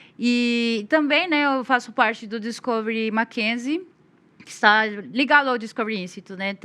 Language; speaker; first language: Portuguese; non-native, fluent; Spanish